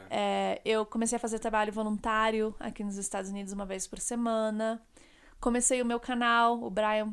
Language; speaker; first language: Portuguese; native; Portuguese